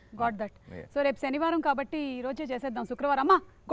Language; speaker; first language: Telugu; native; Telugu